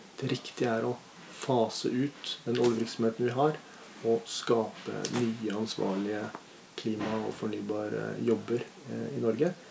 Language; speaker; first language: Norwegian; native; Norwegian